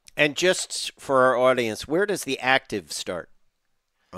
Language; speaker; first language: English; native; English